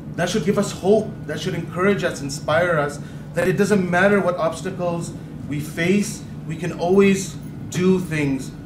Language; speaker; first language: English; early bilingual, other home language; Urdu